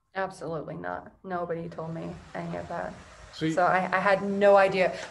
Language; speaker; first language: English; native; English